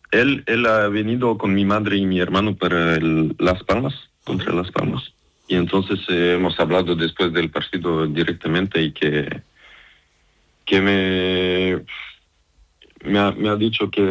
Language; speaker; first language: Spanish; non-native, learner; Serbian